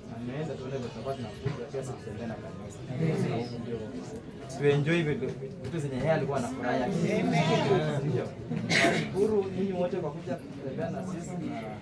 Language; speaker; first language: Swahili; non-native, local second language; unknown